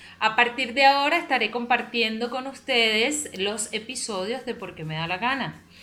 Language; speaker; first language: Spanish; native; Spanish